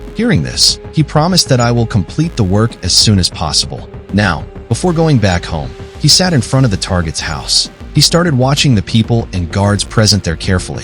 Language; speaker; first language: English; non-native, local second language; Hindi